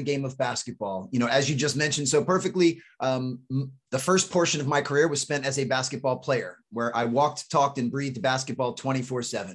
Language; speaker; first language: English; native; English